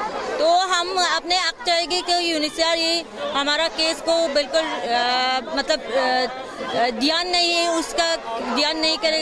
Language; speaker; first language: Hindi; non-native, learner; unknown